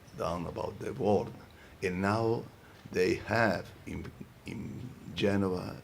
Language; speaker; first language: English; non-native, fluent; Italian